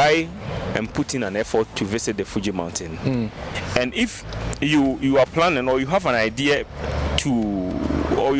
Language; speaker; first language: English; non-native, local second language; Akan